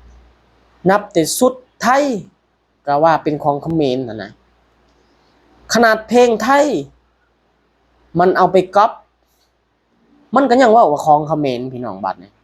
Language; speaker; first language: Thai; non-native, local second language; Lao